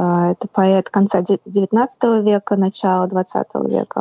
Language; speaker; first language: Russian; non-native, local second language; Tatar